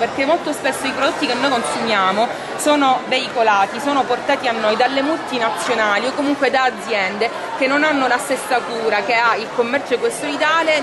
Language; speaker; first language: Italian; native; Italian